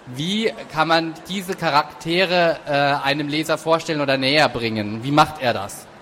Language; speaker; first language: German; native; German